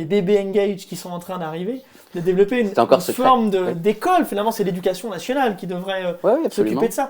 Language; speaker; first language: French; native; French